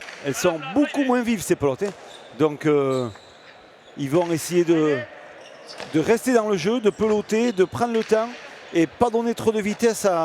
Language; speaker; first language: French; native; French